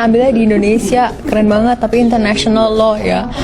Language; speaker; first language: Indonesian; non-native, fluent; Vietnamese